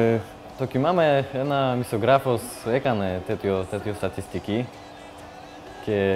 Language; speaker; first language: Greek; non-native, learner; Polish